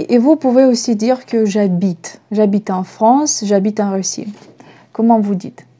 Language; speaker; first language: French; non-native, fluent; Russian